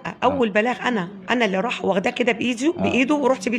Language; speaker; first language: Arabic; native; Arabic